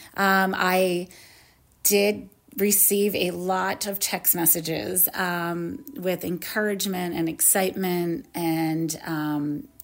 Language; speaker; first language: English; native; English